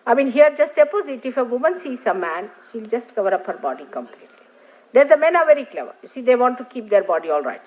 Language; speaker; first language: English; non-native, local second language; Marathi